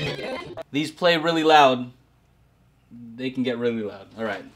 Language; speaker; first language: English; native; English